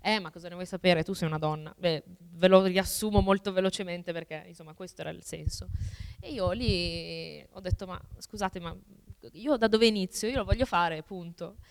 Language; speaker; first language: Italian; early bilingual, other home language; Albanian